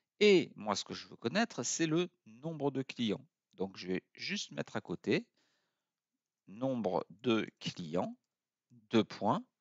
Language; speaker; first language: French; native; French